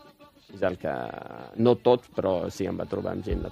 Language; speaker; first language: Catalan; non-native, fluent; Riffian